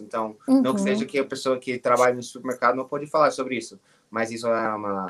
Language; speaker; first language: Portuguese; non-native, learner; English